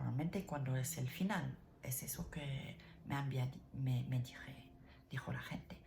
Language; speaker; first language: Spanish; non-native, learner; French